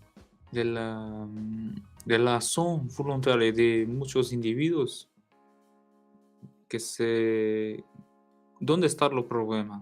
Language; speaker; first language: Spanish; non-native, learner; Portuguese